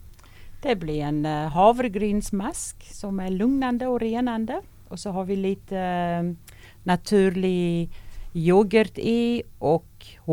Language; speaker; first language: Swedish; non-native, fluent; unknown